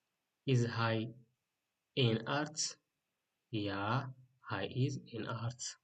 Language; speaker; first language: Dutch; non-native, learner; Tigrinya